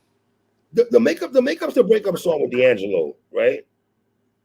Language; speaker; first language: English; native; English